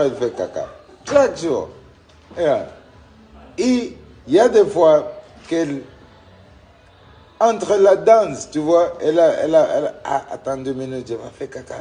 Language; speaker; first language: French; non-native, learner; Portuguese